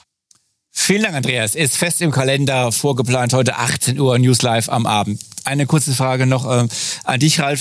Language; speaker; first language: German; native; German